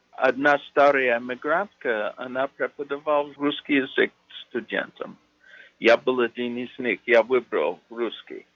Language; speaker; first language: Russian; non-native, fluent; English